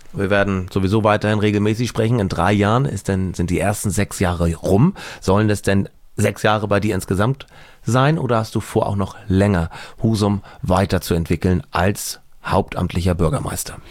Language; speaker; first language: German; native; German